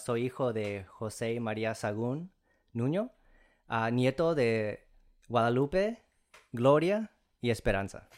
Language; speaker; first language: Spanish; early bilingual, heritage; Spanish